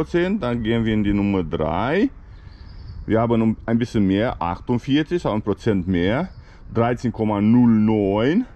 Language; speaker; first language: German; non-native, fluent; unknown